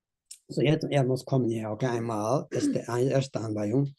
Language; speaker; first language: German; non-native, learner; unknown